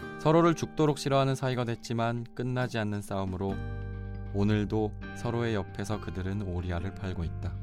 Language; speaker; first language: Korean; native; Korean